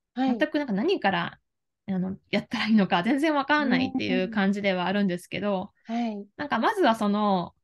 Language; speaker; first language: Japanese; native; Japanese